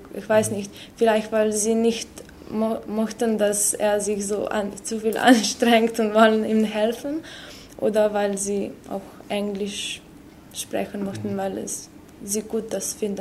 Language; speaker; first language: German; non-native, fluent; Slovenian